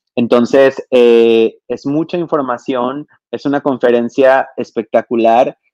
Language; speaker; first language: Spanish; native; Spanish